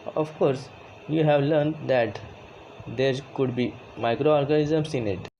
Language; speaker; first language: English; non-native, local second language; Marathi